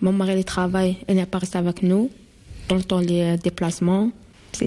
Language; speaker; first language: French; non-native, learner; Arabic